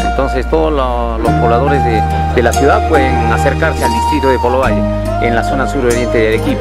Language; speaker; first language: Spanish; native; Spanish